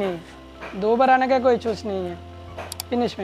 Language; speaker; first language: Hindi; non-native, learner; Bangla